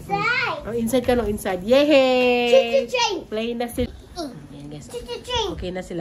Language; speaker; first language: Filipino; non-native, local second language; Hiligaynon